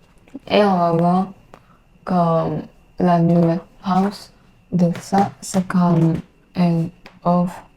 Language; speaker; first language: French; non-native, learner; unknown